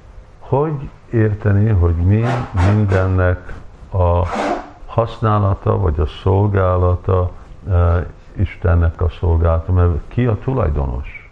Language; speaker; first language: Hungarian; early bilingual, heritage; Hungarian